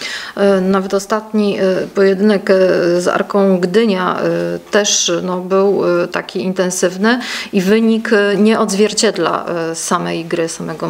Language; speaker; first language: Polish; native; Polish